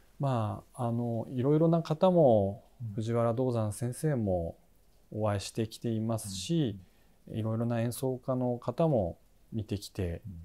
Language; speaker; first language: Japanese; native; Japanese